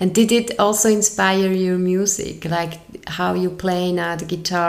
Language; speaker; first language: English; non-native, fluent; German